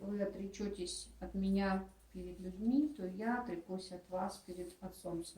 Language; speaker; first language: Russian; native; Russian